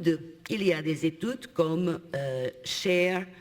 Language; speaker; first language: French; non-native, fluent; Portuguese